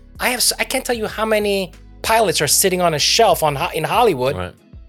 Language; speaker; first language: English; non-native, fluent; French